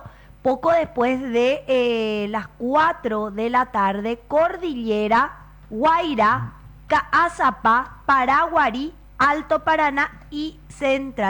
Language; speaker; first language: Spanish; native; Spanish